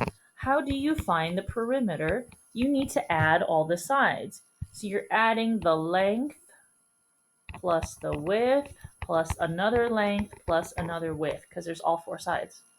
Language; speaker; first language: English; native; English